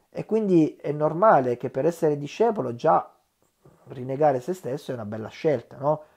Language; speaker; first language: Italian; native; Italian